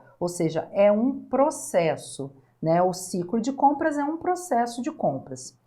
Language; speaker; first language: Portuguese; native; Portuguese